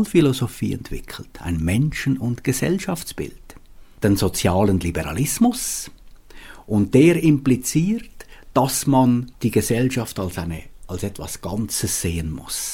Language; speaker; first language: German; native; German